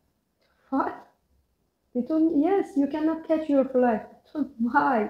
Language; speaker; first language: English; non-native, learner; Persian